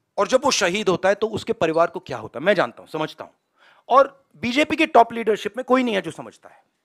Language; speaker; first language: Hindi; native; Hindi